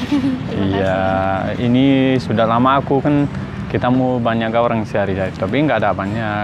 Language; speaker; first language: Indonesian; non-native, learner; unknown